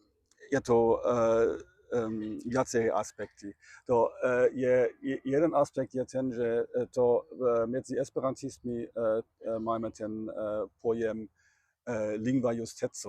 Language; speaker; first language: Slovak; non-native, learner; German